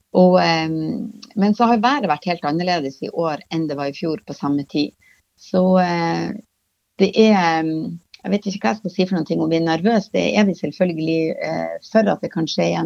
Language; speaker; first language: Norwegian; native; Norwegian